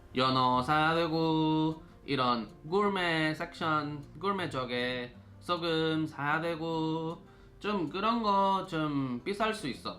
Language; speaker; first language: Korean; non-native, fluent; Spanish